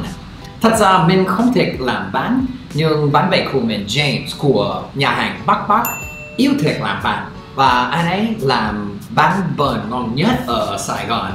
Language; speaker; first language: Vietnamese; non-native, fluent; English